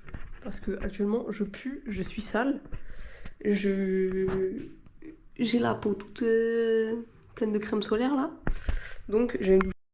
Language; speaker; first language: French; native; French